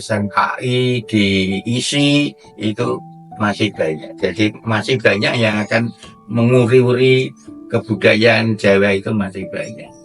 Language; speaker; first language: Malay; non-native, local second language; Javanese